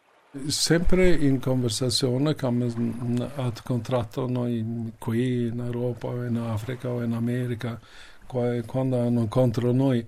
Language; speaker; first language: Italian; non-native, learner; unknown